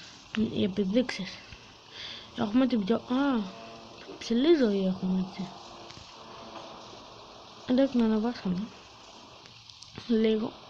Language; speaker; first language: Greek; native; Greek